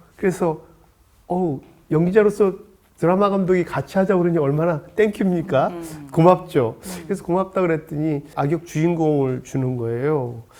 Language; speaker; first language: Korean; native; Korean